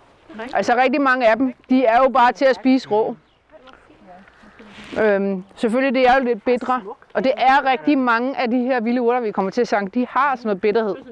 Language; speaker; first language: Danish; native; Danish